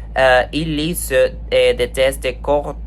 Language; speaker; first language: French; non-native, fluent; Spanish